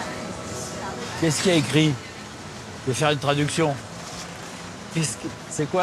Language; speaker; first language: French; native; French